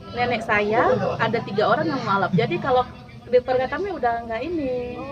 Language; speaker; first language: Indonesian; native; Indonesian